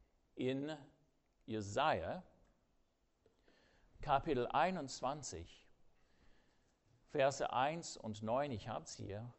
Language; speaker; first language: German; non-native, fluent; English